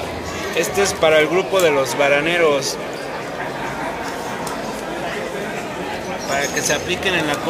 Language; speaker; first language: Spanish; native; Spanish